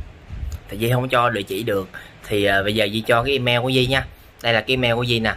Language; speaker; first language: Vietnamese; native; Vietnamese